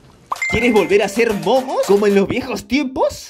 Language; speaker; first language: Spanish; native; Spanish